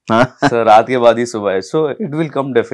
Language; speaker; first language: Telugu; non-native, local second language; Hindi